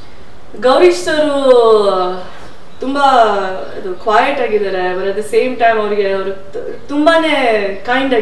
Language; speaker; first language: Kannada; non-native, fluent; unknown